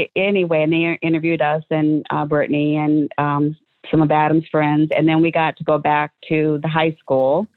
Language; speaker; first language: English; native; English